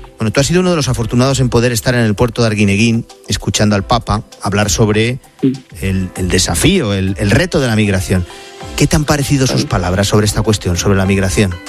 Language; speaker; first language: Spanish; native; Spanish